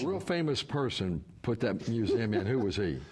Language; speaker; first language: English; native; English